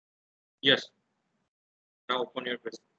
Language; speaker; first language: English; non-native, local second language; Gujarati